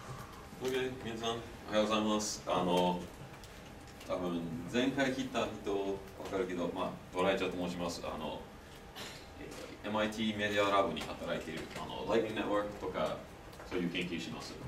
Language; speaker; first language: Japanese; non-native, fluent; English